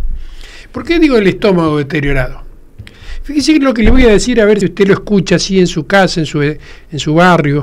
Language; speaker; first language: Spanish; native; Spanish